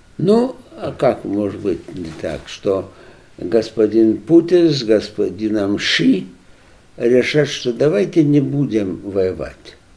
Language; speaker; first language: Russian; non-native, local second language; Lithuanian